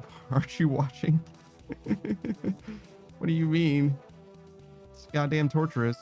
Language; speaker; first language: English; native; English